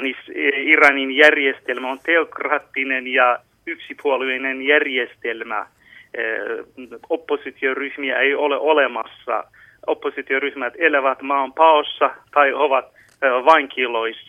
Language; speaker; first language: Finnish; non-native, fluent; Persian